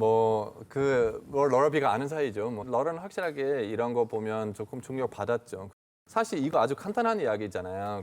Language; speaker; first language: Korean; non-native, fluent; German